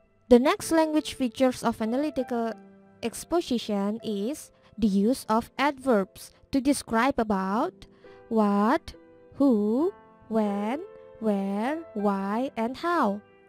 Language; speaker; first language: English; non-native, fluent; Indonesian